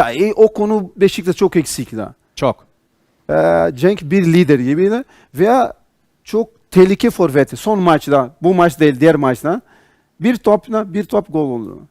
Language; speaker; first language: Turkish; non-native, learner; Portuguese